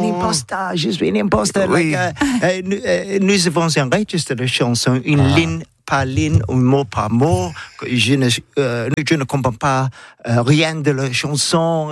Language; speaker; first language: French; non-native, learner; English